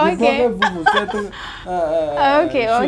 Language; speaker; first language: French; non-native, learner; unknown